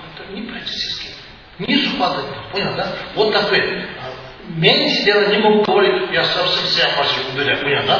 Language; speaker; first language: Russian; non-native, learner; Tibetan